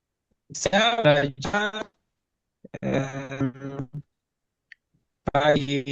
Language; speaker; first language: Indonesian; non-native, learner; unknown